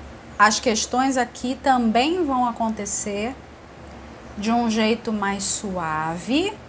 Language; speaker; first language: Portuguese; native; Portuguese